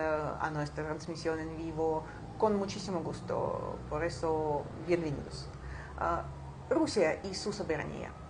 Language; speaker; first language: Spanish; non-native, fluent; Ukrainian